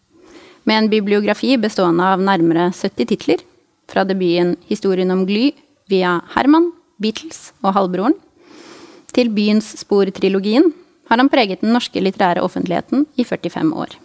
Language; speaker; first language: Norwegian; native; Norwegian